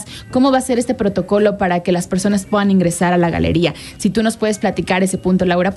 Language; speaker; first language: Spanish; native; Spanish